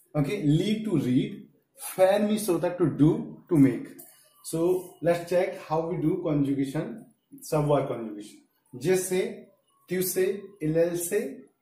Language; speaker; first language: English; non-native, local second language; Hindi